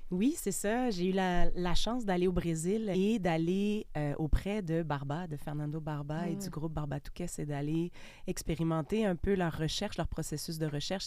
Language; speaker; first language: French; early bilingual, other home language; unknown